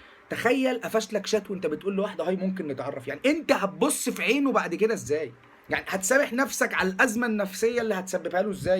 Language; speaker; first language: Arabic; native; Arabic